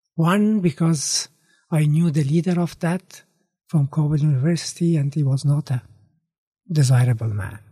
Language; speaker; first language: English; non-native, fluent; Persian